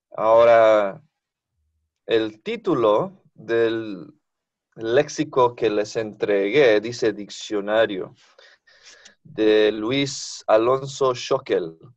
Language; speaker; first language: Spanish; non-native, fluent; English